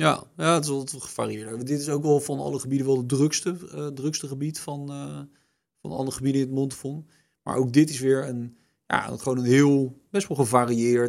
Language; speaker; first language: Dutch; native; Dutch